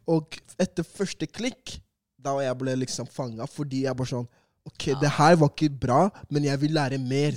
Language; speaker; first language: Norwegian; early bilingual, other home language; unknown